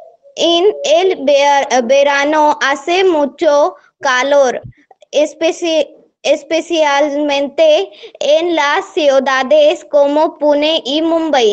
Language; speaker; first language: Spanish; non-native, learner; Marathi